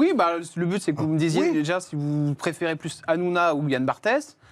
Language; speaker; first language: French; native; French